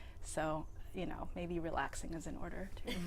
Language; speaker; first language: English; native; English